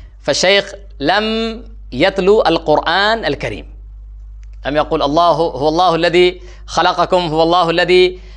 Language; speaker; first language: Arabic; non-native, fluent; Urdu